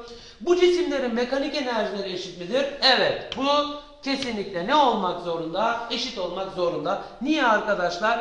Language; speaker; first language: Turkish; native; Turkish